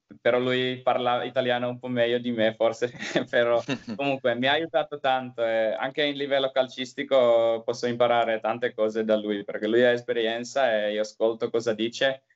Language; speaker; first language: Italian; non-native, learner; Finnish